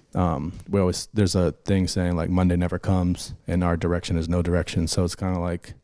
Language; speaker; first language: English; native; English